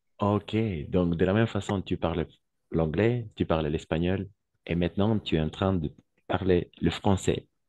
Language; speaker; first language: French; non-native, fluent; Spanish